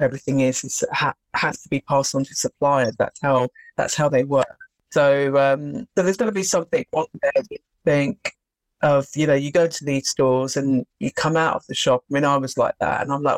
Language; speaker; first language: English; native; English